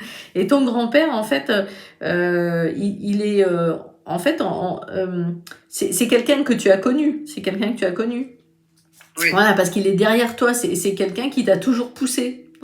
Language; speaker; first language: French; native; French